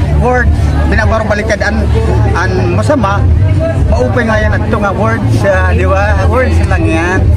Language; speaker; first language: Filipino; non-native, local second language; Waray